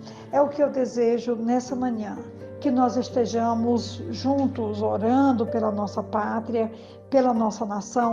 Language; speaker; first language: Portuguese; native; Portuguese